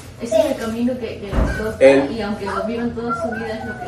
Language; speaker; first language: Spanish; non-native, learner; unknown